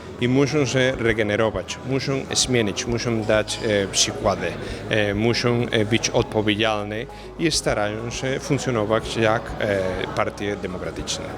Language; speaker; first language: Polish; non-native, learner; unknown